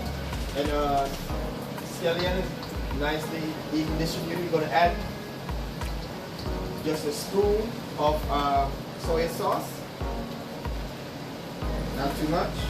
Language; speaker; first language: English; native; English